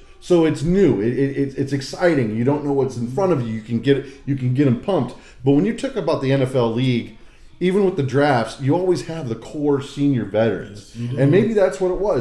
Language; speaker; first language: English; native; English